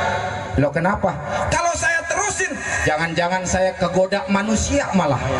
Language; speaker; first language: Indonesian; native; Indonesian